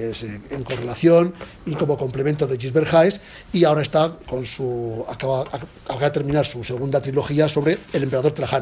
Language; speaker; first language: Spanish; native; Spanish